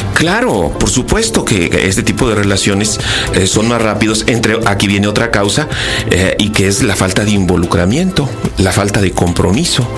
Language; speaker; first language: Spanish; native; Spanish